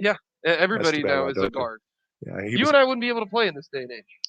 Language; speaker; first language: English; native; English